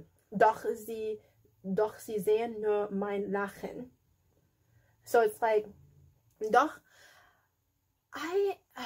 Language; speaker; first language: German; non-native, learner; English